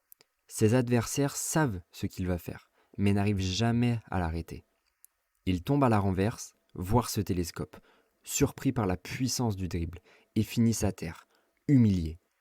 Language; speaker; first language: French; native; French